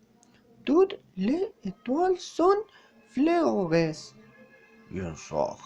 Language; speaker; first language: French; non-native, learner; Spanish